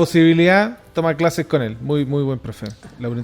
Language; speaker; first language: Spanish; native; Spanish